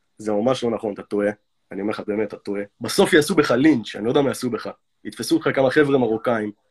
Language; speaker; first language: Hebrew; native; Hebrew